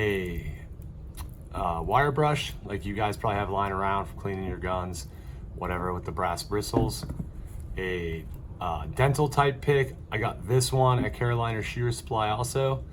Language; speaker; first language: English; native; English